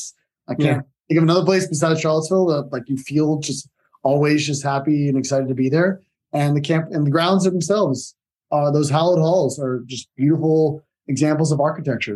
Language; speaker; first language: English; native; English